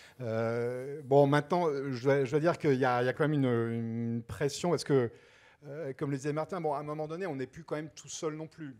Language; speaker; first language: French; native; French